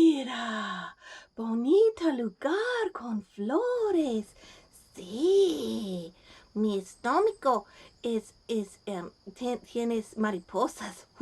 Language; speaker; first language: Spanish; non-native, learner; English